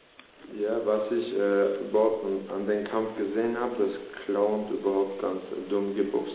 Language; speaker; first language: German; early bilingual, other home language; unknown